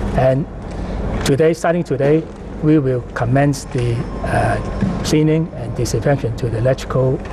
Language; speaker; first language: English; non-native, local second language; Cantonese